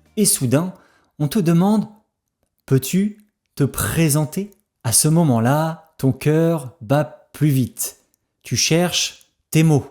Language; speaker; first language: French; native; French